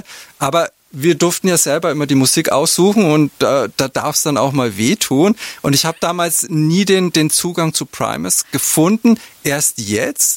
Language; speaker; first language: German; native; German